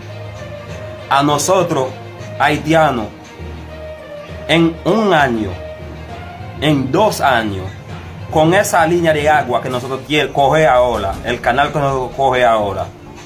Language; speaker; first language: Spanish; non-native, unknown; Haitian Creole